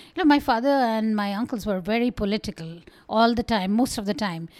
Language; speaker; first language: English; non-native, local second language; Bangla